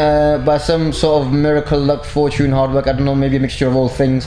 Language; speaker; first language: English; native; English